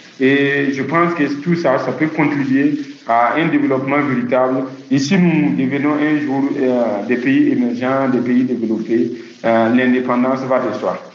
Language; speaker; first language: French; non-native, local second language; Mossi